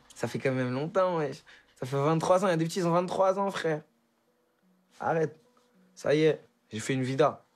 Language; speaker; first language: French; native; French